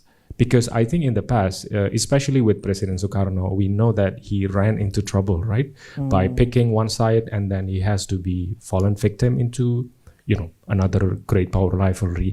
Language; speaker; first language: English; non-native, fluent; Indonesian